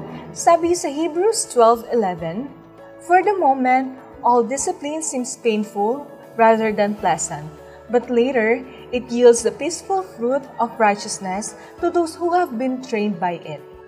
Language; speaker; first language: English; non-native, local second language; Filipino